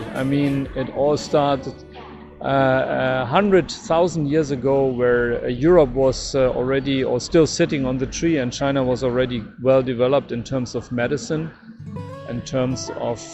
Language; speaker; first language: English; non-native, fluent; German